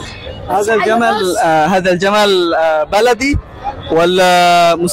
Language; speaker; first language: Arabic; non-native, learner; Bangla